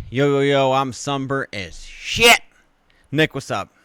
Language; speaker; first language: English; native; English